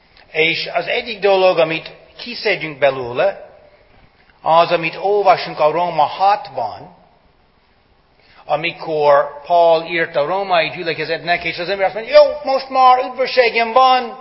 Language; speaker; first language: Hungarian; non-native, fluent; English